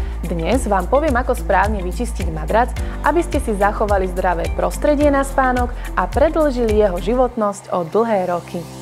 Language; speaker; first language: Slovak; native; Slovak